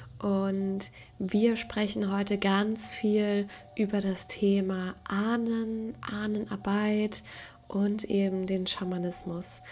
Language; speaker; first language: German; native; German